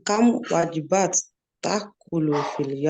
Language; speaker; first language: Arabic; non-native, learner; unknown